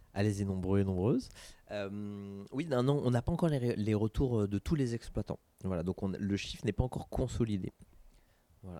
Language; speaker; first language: French; native; French